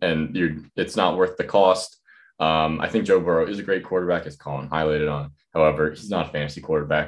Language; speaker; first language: English; native; English